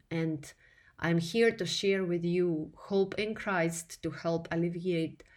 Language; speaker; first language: English; non-native, fluent; Russian